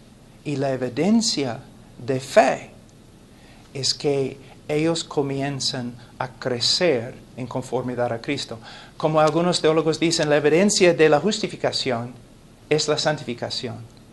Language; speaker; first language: Spanish; non-native, fluent; English